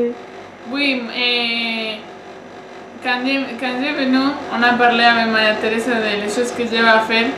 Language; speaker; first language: French; non-native, learner; Spanish